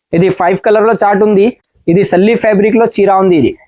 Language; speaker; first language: Telugu; non-native, learner; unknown